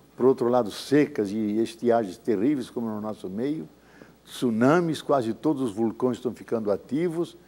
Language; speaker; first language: Portuguese; native; Portuguese